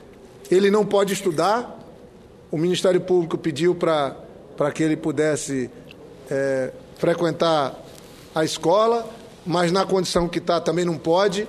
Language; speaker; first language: Portuguese; native; Portuguese